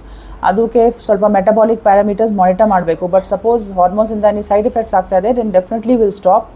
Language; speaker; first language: Kannada; non-native, fluent; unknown